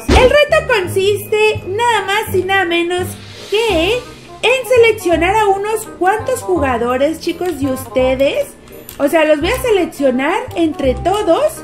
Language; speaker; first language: Spanish; native; Spanish